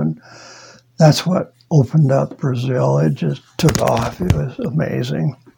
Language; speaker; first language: English; native; English